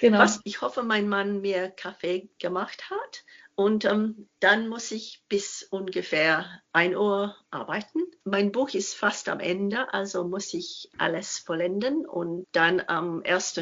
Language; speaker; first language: German; non-native, fluent; English